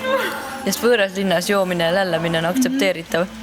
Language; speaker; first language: Estonian; native; Estonian